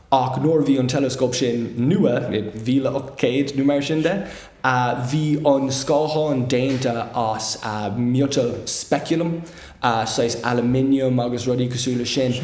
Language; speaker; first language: Irish; non-native, local second language; English